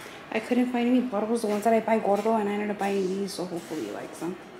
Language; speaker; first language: English; early bilingual, other home language; Spanish